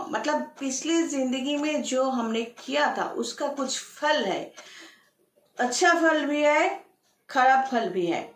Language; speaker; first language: Hindi; non-native, local second language; Bangla